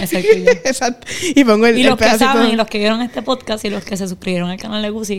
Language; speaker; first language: Spanish; native; Spanish